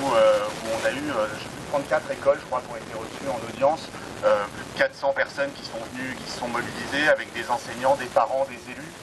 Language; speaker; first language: French; native; French